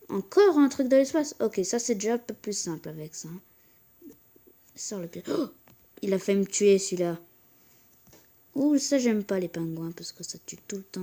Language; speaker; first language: French; native; French